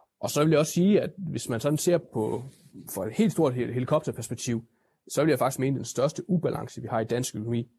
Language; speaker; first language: Danish; native; Danish